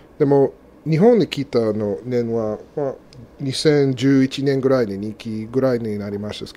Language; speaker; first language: Japanese; non-native, fluent; English